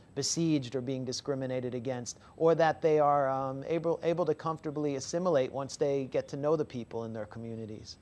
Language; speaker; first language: English; native; English